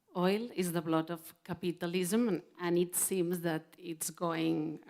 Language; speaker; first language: English; non-native, fluent; Catalan